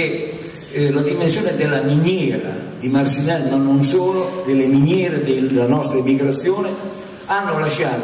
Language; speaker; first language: Italian; native; Italian